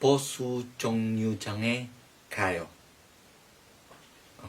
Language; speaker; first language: Korean; non-native, learner; Filipino